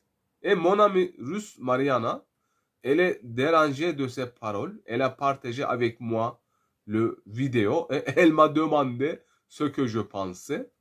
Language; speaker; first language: French; non-native, fluent; Turkish